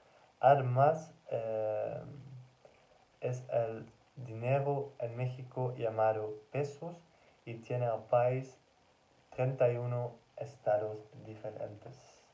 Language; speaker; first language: Spanish; non-native, learner; Dutch